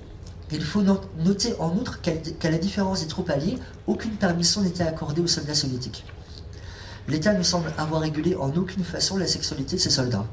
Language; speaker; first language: French; native; French